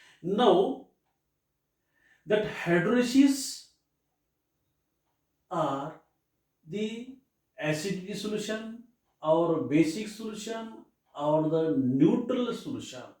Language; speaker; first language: English; non-native, local second language; Marathi